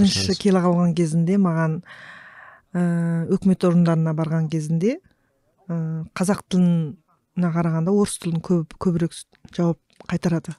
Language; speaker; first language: Kazakh; early bilingual, heritage; Kazakh